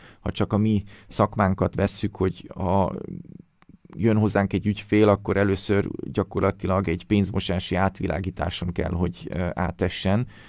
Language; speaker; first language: Hungarian; early bilingual, heritage; Hungarian